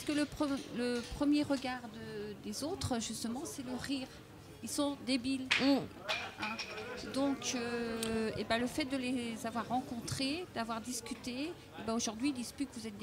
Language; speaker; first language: French; native; French